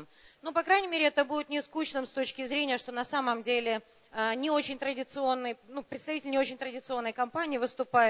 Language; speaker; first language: Russian; native; Russian